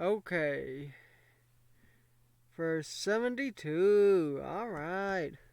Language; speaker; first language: English; native; English